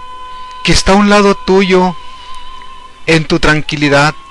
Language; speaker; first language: Spanish; native; Spanish